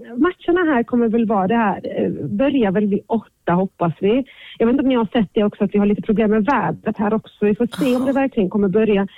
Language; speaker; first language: Swedish; native; Swedish